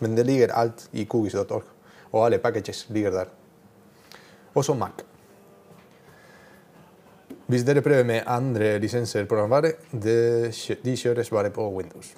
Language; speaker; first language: Norwegian; non-native, learner; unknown